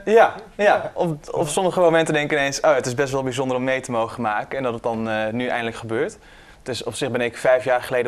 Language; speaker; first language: Dutch; native; Dutch